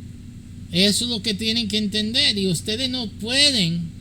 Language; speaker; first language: Spanish; early bilingual, heritage; English